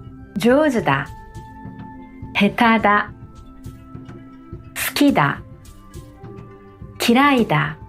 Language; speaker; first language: Japanese; non-native, fluent; Korean